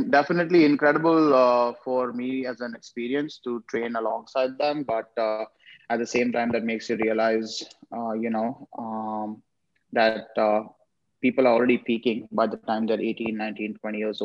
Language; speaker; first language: English; non-native, local second language; Hindi